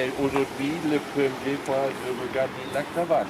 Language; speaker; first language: French; non-native, learner; German